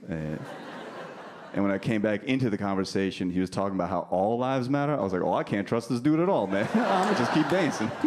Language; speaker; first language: English; native; English